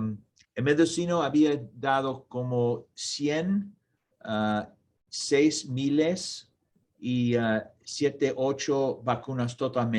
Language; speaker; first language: Spanish; non-native, learner; English